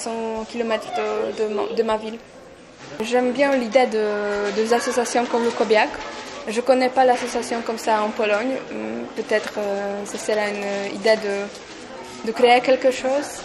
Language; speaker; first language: French; non-native, fluent; Polish